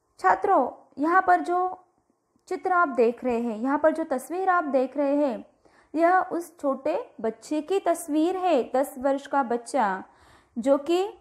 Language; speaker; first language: Hindi; non-native, local second language; Marathi